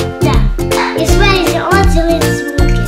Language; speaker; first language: Russian; early bilingual, heritage; Russian